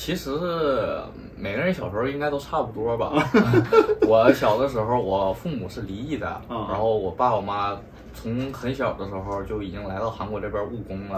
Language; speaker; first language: Chinese; native; Chinese